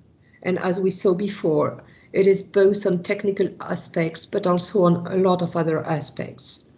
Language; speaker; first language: English; non-native, fluent; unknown